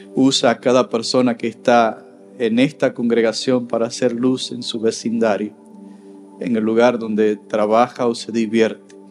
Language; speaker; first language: Spanish; native; Spanish